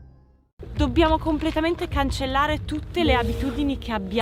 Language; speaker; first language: Italian; native; Italian